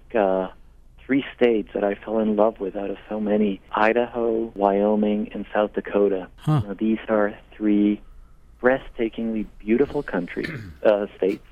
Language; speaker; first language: English; non-native, fluent; Spanish